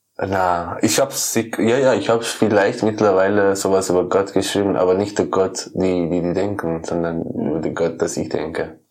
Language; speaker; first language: German; non-native, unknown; Persian